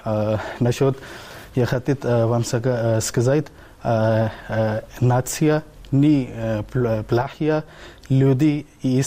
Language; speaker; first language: Russian; non-native, learner; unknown